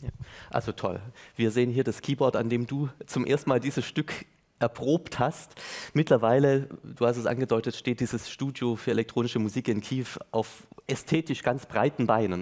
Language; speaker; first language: German; native; German